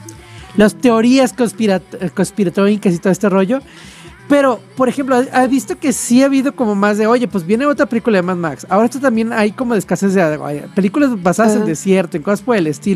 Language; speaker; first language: Spanish; native; Spanish